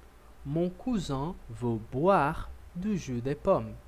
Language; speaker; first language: French; non-native, learner; Portuguese